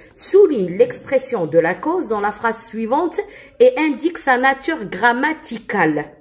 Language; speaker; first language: French; non-native, local second language; Arabic